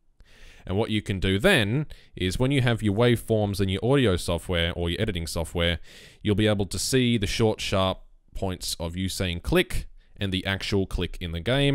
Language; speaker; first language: English; native; English